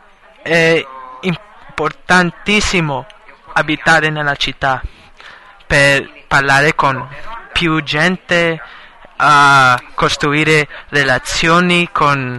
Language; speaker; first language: Italian; non-native, learner; English